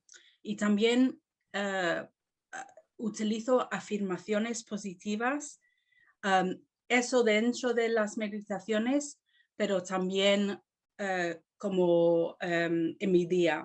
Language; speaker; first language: Spanish; non-native, fluent; English